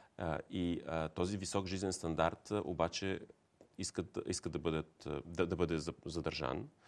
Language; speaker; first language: Bulgarian; native; Bulgarian